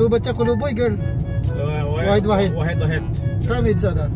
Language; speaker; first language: Arabic; non-native, learner; Filipino